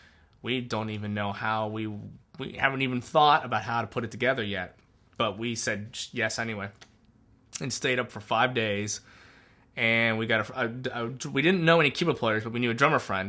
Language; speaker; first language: English; native; English